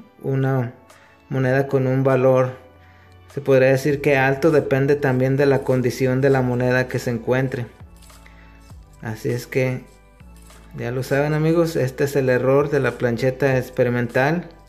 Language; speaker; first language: Spanish; native; Spanish